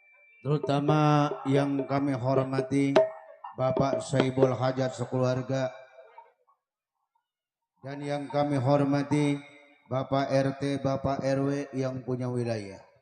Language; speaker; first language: Malay; native; Malay